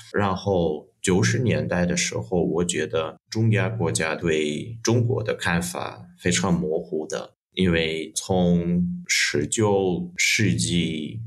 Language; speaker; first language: Chinese; non-native, fluent; Russian